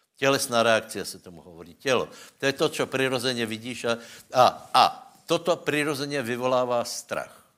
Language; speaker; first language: Czech; non-native, local second language; Slovak